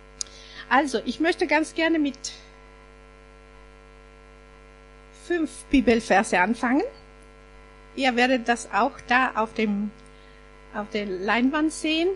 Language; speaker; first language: German; non-native, fluent; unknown